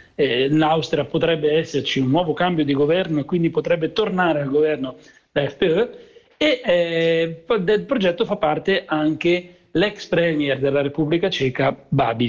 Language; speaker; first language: Italian; native; Italian